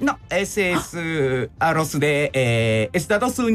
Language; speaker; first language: Spanish; non-native, learner; Japanese